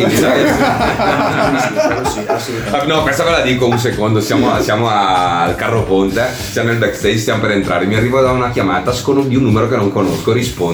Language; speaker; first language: Italian; native; Italian